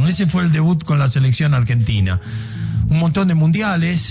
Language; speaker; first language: Spanish; native; Spanish